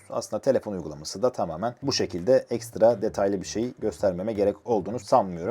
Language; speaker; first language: Turkish; native; Turkish